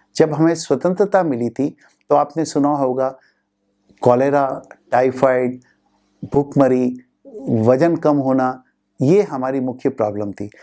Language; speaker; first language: Hindi; native; Hindi